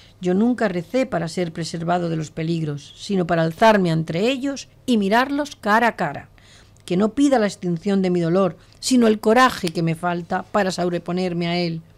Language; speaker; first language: Spanish; native; Spanish